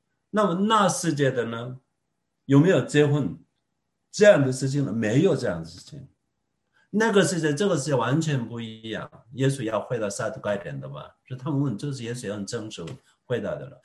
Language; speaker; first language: Chinese; non-native, fluent; Korean